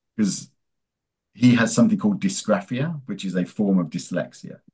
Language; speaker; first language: English; native; English